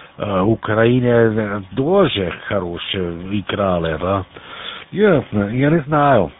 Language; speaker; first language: Russian; non-native, learner; German